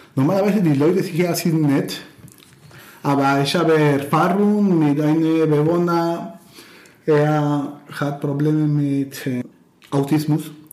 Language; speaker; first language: German; non-native, learner; Spanish